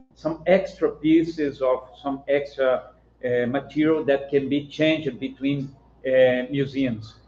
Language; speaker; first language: English; non-native, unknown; Portuguese